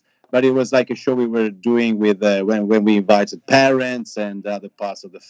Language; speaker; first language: English; non-native, fluent; Italian